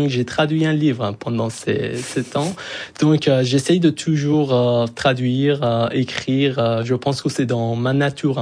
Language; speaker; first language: French; non-native, fluent; Persian